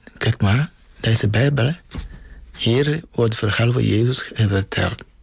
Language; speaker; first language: Dutch; non-native, fluent; Ewe